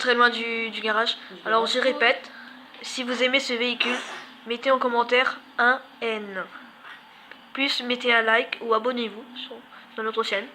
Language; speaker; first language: French; native; French